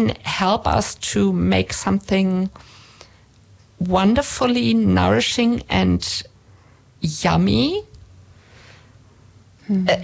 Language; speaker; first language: English; non-native, fluent; German